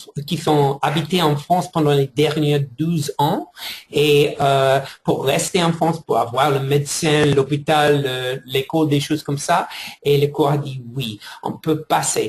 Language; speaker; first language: French; non-native, fluent; English